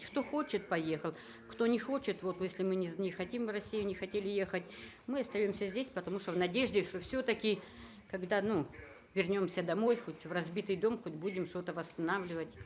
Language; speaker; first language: Russian; native; Russian